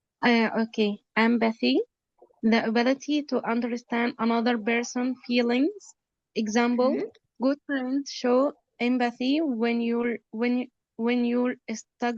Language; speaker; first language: English; non-native, learner; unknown